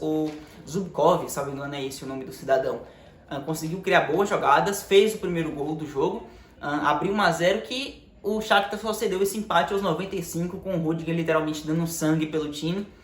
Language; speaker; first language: Portuguese; native; Portuguese